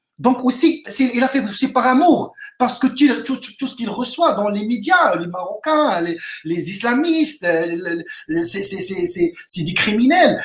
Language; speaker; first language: French; non-native, local second language; Arabic